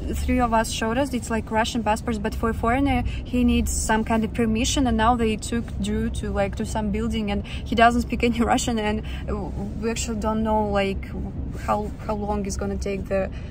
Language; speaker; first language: English; non-native, fluent; Russian